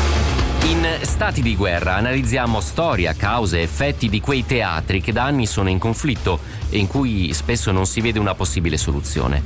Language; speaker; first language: Italian; native; Italian